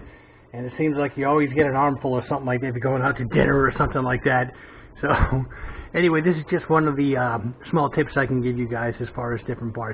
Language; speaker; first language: English; native; English